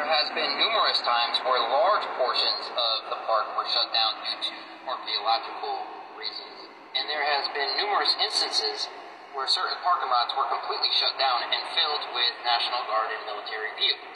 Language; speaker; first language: English; native; English